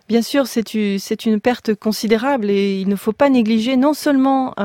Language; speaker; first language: French; native; French